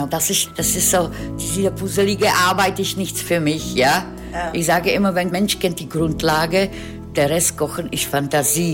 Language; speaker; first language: German; non-native, fluent; Czech